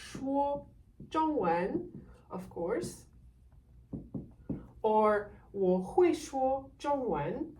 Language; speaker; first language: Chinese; non-native, fluent; French